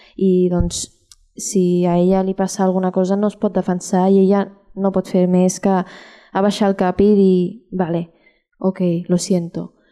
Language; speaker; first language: Catalan; early bilingual, other home language; Chinese